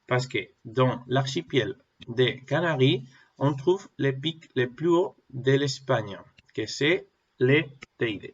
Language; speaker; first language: French; non-native, fluent; Spanish